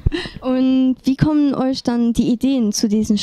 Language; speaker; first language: German; non-native, local second language; Luxembourgish